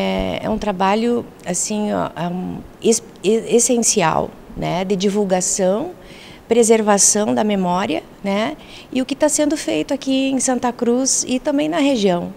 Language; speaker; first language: Portuguese; native; Portuguese